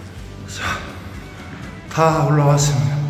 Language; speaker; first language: Korean; native; Korean